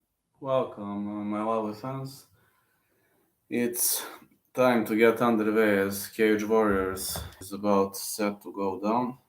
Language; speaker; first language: English; non-native, fluent; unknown